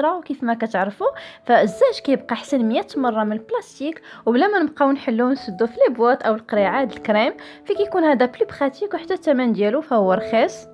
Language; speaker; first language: Arabic; native; Arabic